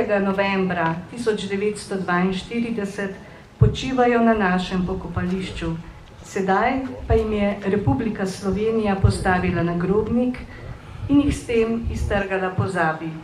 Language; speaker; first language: Slovenian; native; Slovenian